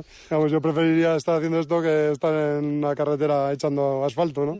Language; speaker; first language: Spanish; native; Spanish